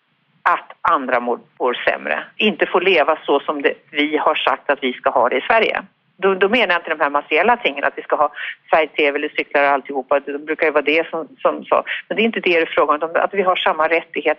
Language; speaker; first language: Swedish; native; Swedish